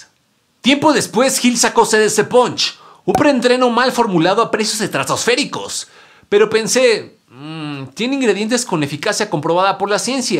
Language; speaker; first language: Spanish; native; Spanish